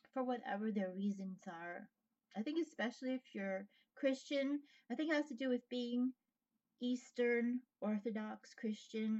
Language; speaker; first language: English; native; English